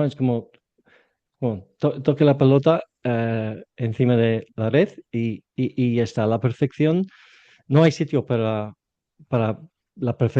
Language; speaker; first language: Spanish; non-native, fluent; English